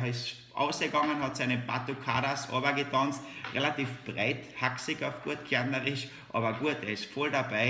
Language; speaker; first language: German; native; German